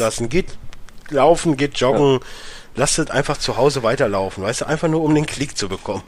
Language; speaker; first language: German; native; German